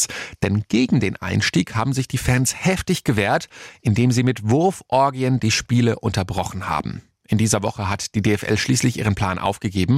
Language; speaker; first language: German; native; German